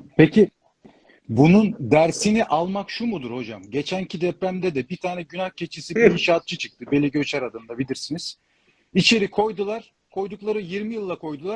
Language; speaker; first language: Turkish; native; Turkish